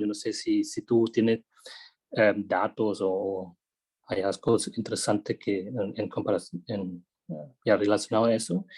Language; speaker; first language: Spanish; non-native, fluent; Vietnamese